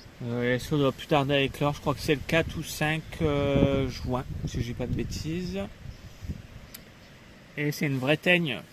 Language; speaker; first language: French; native; French